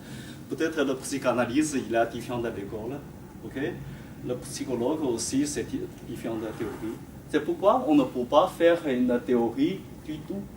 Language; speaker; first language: French; non-native, fluent; Chinese